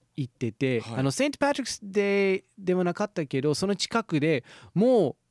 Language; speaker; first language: Japanese; non-native, fluent; English